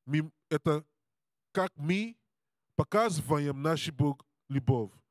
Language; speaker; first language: Russian; non-native, learner; Portuguese